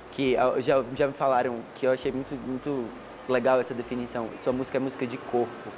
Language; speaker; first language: Portuguese; native; Portuguese